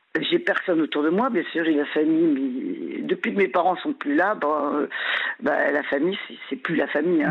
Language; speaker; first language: French; native; French